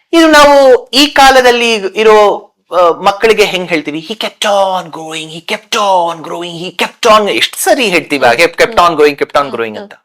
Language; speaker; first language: Kannada; non-native, local second language; Tamil